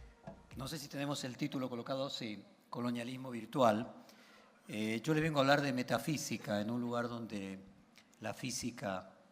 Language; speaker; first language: Spanish; native; Spanish